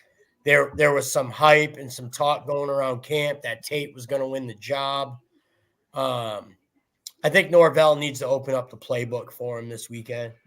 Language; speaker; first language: English; native; English